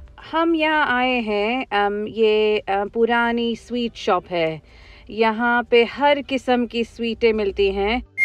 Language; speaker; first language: Hindi; non-native, local second language; Gujarati